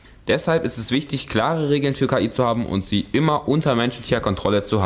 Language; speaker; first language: German; native; German